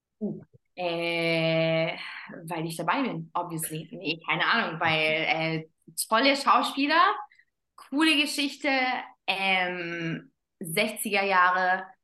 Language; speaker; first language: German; non-native, fluent; Spanish